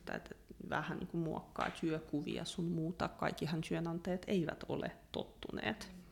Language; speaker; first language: Finnish; non-native, fluent; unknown